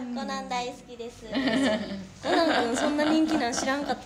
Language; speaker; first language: Japanese; native; Japanese